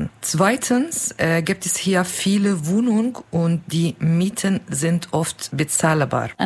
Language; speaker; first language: German; non-native, learner; Kurdish